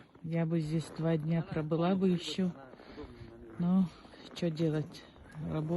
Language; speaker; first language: Russian; non-native, local second language; Chechen